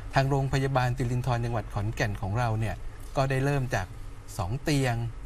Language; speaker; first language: Thai; native; Thai